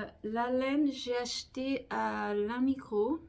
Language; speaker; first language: French; non-native, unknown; Portuguese